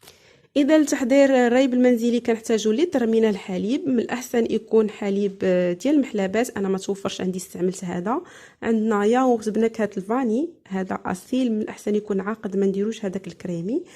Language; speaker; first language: Arabic; native; Arabic